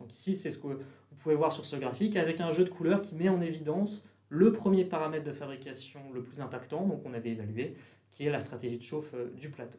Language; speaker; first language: French; native; French